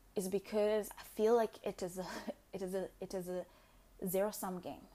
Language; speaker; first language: English; non-native, local second language; Shona